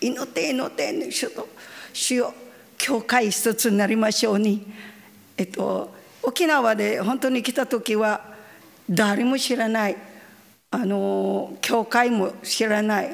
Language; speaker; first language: Japanese; non-native, learner; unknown